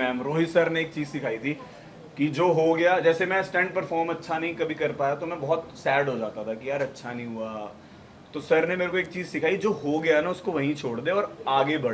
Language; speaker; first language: Hindi; native; Hindi